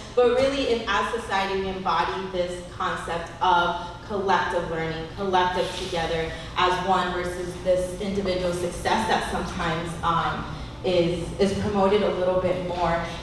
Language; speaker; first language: English; native; English